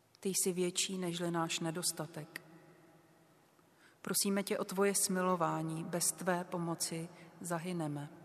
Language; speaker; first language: Czech; native; Czech